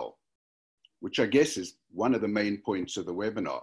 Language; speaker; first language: English; native; English